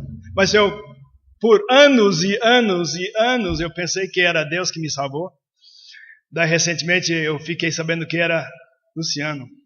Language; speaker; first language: Portuguese; non-native, fluent; English